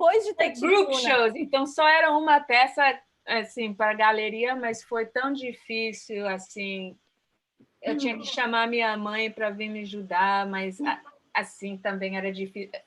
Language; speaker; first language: Portuguese; early bilingual, heritage; Portuguese